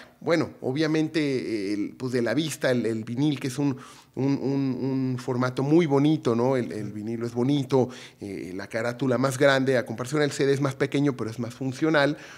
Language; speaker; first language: Spanish; native; Spanish